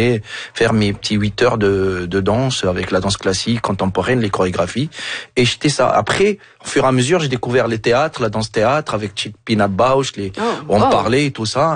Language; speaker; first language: French; non-native, local second language; Arabic